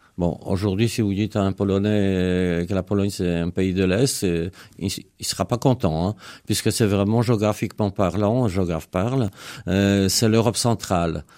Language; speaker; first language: French; non-native, fluent; Polish